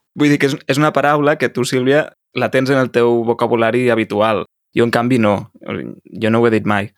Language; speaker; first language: Catalan; native; Catalan